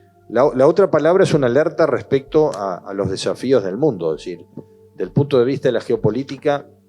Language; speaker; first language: Spanish; native; Spanish